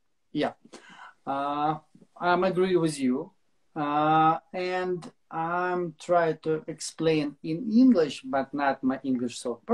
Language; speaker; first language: English; non-native, learner; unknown